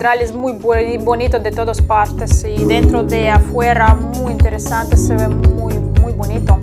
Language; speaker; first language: Spanish; non-native, fluent; Russian